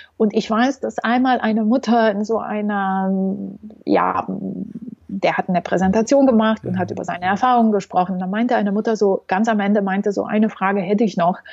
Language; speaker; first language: German; non-native, fluent; Romanian